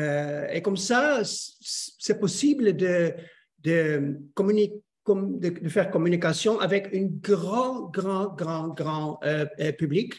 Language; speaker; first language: French; non-native, learner; Dutch